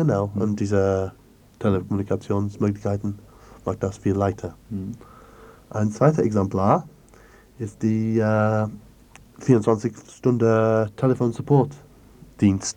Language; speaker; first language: German; non-native, learner; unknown